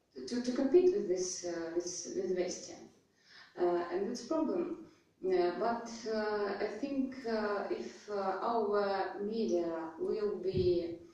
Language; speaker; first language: English; non-native, learner; Russian